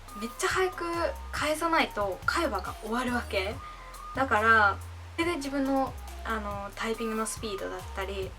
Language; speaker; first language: Japanese; non-native, fluent; English